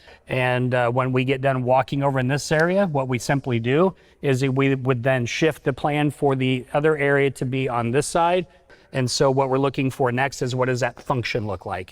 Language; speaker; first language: English; native; English